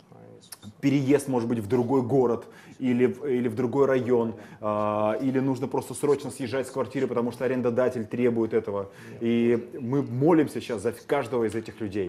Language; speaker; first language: Russian; native; Russian